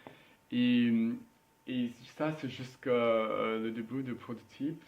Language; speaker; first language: French; non-native, learner; Spanish